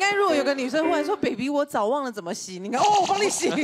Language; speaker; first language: Chinese; native; Chinese